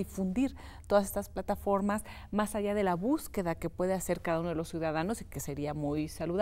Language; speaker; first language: Spanish; native; Spanish